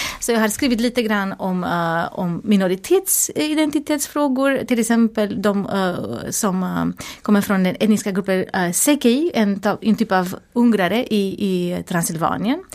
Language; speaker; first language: Swedish; non-native, fluent; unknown